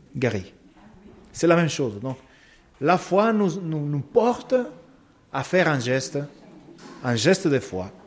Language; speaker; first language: French; non-native, fluent; Spanish